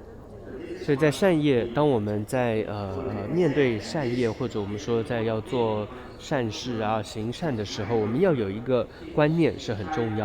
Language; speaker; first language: Chinese; native; Chinese